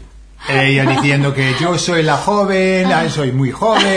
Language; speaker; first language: Spanish; non-native, fluent; English